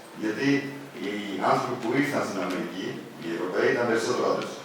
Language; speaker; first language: Greek; native; Greek